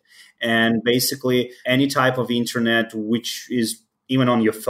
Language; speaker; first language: English; non-native, fluent; Ukrainian